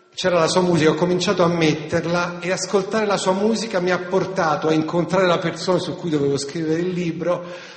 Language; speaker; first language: Italian; native; Italian